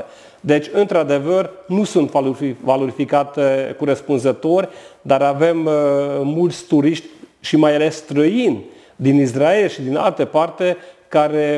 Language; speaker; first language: Romanian; non-native, local second language; Hungarian